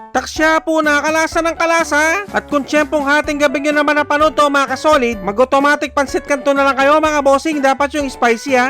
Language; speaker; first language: Filipino; non-native, local second language; Pampanga